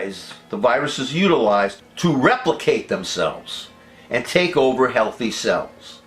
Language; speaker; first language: English; native; English